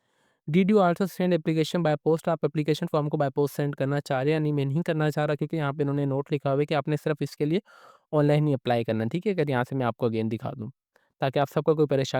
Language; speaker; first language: Hindi; non-native, local second language; Punjabi